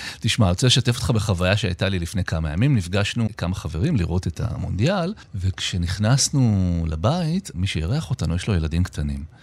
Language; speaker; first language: Hebrew; native; Hebrew